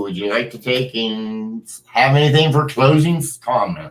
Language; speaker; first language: English; native; English